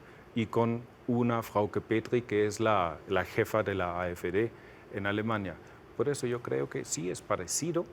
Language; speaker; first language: Spanish; non-native, fluent; German